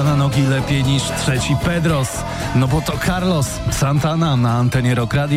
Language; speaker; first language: Polish; native; Polish